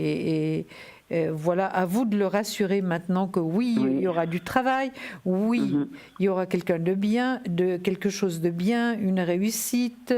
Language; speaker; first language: French; native; French